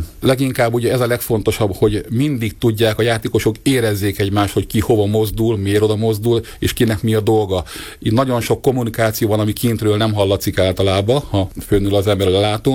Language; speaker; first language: Hungarian; native; Hungarian